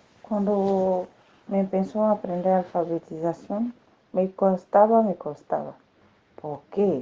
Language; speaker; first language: Spanish; non-native, learner; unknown